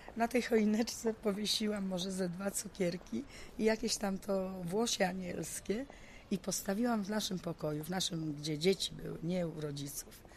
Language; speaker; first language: Polish; native; Polish